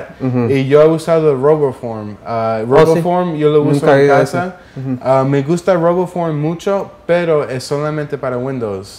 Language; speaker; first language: Spanish; early bilingual, heritage; English